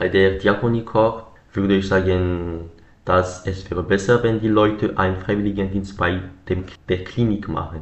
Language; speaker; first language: German; non-native, learner; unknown